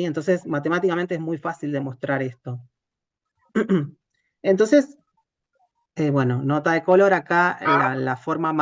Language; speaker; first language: Spanish; native; Spanish